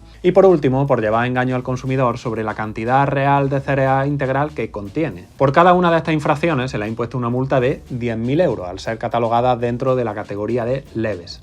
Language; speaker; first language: Spanish; native; Spanish